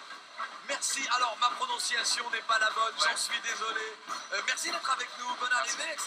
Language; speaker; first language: French; native; French